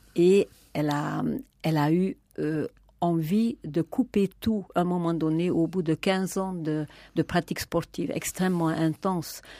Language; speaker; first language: French; non-native, fluent; Hungarian